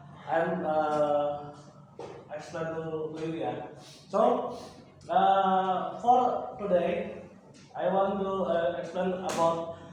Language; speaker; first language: English; non-native, learner; Indonesian